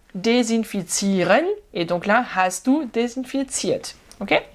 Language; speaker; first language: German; non-native, fluent; French